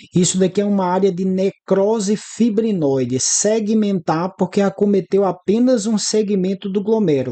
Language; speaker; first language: Portuguese; native; Portuguese